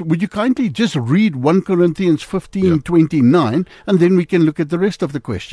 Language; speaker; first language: English; non-native, local second language; Afrikaans